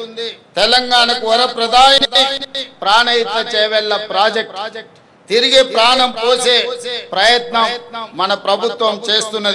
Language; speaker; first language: Telugu; native; Telugu